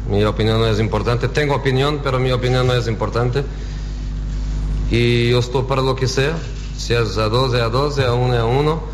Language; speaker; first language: Spanish; non-native, fluent; Portuguese